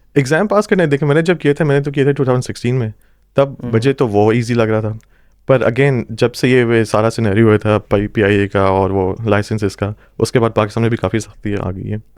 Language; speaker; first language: Urdu; non-native, local second language; Punjabi